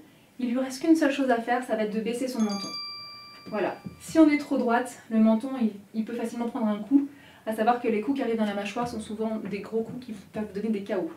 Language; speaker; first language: French; native; French